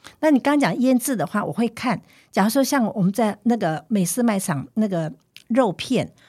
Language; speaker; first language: Chinese; native; Chinese